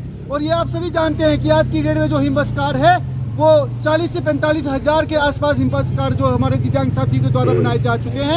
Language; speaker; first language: Hindi; native; Hindi